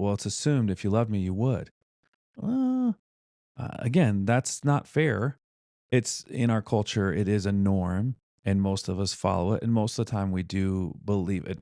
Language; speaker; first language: English; native; English